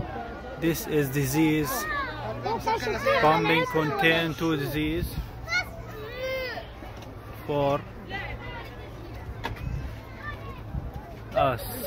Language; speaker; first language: English; non-native, learner; Arabic